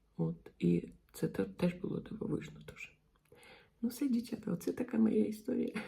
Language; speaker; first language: Ukrainian; non-native, local second language; Russian